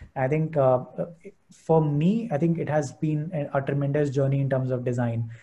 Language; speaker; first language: English; non-native, local second language; Hindi